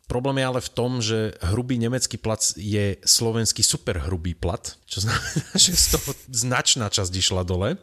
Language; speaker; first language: Slovak; native; Slovak